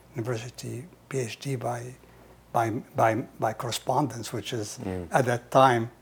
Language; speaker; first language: English; non-native, fluent; Hebrew